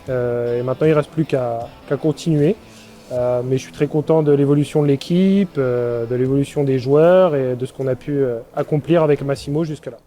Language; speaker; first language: French; native; French